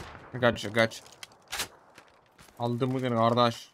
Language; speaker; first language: Turkish; native; Turkish